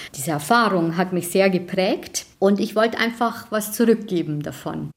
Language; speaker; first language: German; early bilingual, other home language; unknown